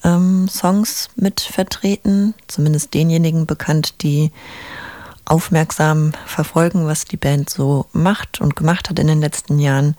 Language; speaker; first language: German; native; German